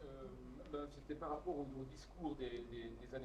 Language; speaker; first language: French; native; French